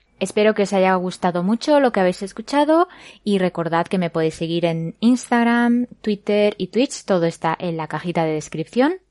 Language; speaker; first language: Spanish; native; Spanish